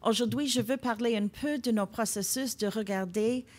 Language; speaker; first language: French; non-native, local second language; English